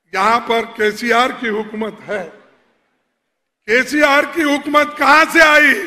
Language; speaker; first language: Hindi; non-native, local second language; Kannada